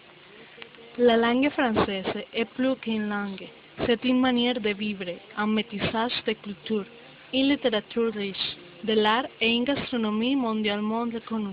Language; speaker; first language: French; non-native, learner; Spanish